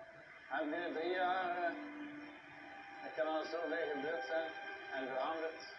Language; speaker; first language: Dutch; non-native, local second language; French